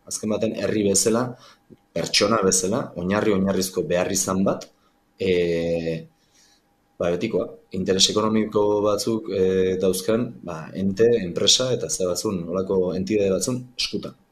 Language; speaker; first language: Basque; native; Basque